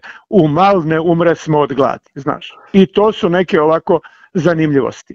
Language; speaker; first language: Serbian; native; Serbian